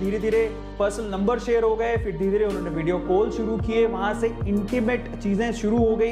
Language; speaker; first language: Hindi; native; Hindi